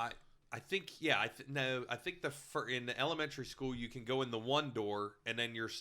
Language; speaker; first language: English; native; English